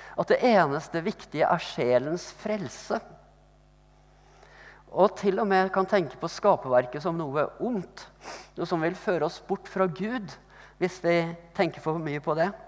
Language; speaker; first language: Norwegian; native; Norwegian